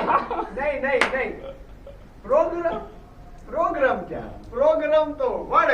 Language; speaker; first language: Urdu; non-native, local second language; Punjabi